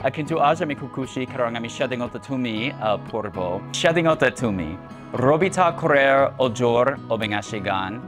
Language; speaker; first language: Bangla; non-native, learner; English